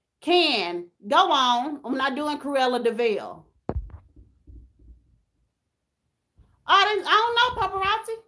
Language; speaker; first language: English; native; English